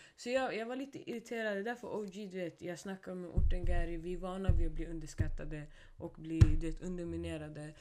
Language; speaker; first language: Swedish; early bilingual, other home language; Somali